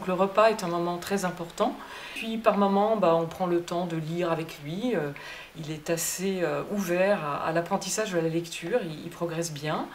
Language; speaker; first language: French; native; French